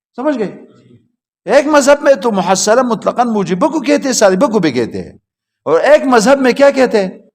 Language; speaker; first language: Urdu; non-native, local second language; Pashto